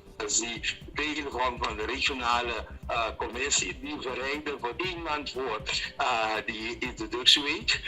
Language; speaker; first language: Dutch; non-native, local second language; Papiamento